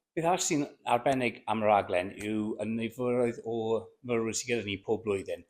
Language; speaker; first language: Welsh; non-native, local second language; English